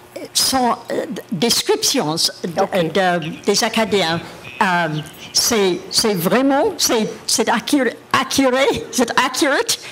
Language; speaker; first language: French; non-native, learner; English